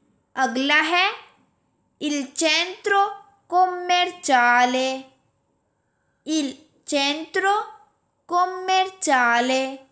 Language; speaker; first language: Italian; non-native, fluent; Urdu